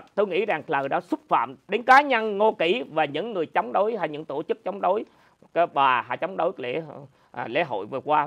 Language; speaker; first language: Vietnamese; native; Vietnamese